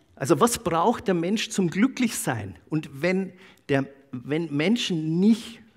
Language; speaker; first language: German; native; German